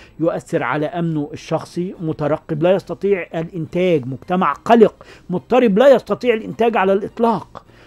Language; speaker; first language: Arabic; native; Arabic